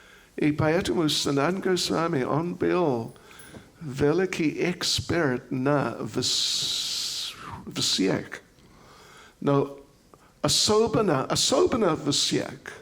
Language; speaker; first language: Russian; non-native, learner; English